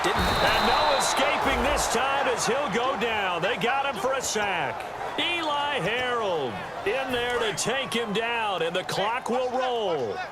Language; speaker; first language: English; native; English